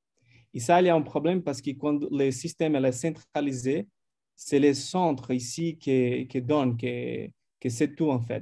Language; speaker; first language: French; non-native, fluent; Portuguese